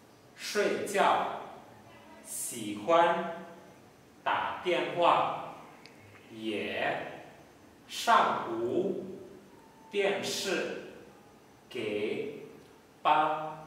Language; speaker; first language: Chinese; non-native, fluent; Indonesian